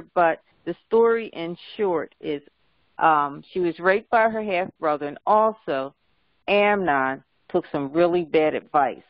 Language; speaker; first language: English; native; English